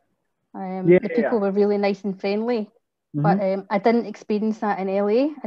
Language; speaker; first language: English; native; English